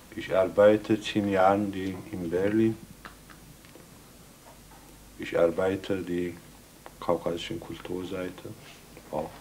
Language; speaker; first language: German; non-native, learner; Adyghe